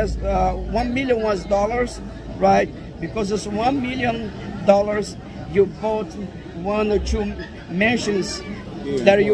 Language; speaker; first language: English; non-native, learner; Portuguese